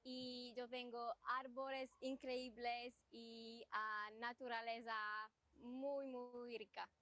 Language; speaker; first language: Spanish; non-native, learner; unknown